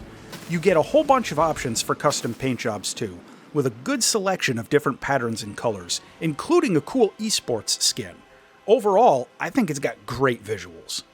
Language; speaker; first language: English; native; English